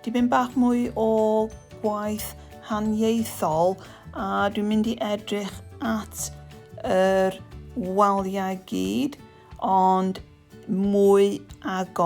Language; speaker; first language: Welsh; non-native, local second language; English